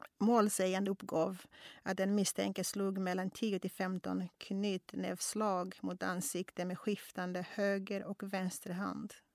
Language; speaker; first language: Swedish; non-native, fluent; Kongo